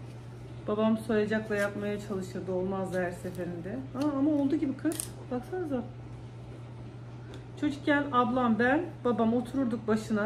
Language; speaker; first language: Turkish; native; Turkish